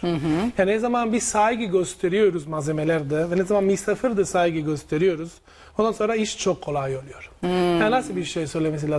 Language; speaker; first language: Turkish; non-native, learner; Italian